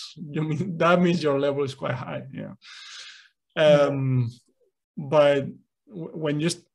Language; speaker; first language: English; non-native, fluent; Spanish